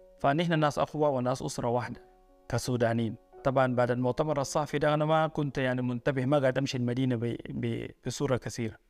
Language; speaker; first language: Arabic; native; Arabic